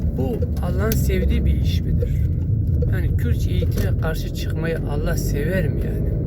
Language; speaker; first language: Turkish; non-native, local second language; Kurdish